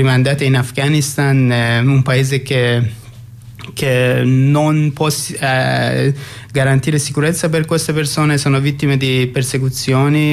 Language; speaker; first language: Italian; non-native, fluent; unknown